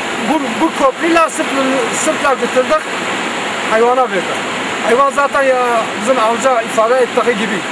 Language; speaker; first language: Turkish; non-native, local second language; Kurdish